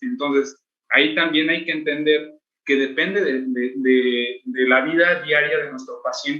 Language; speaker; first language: Spanish; native; Spanish